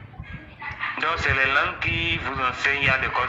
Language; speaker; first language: French; non-native, local second language; Fon